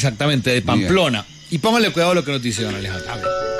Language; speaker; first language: Spanish; native; Spanish